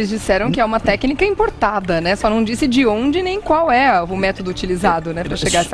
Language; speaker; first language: Portuguese; native; Portuguese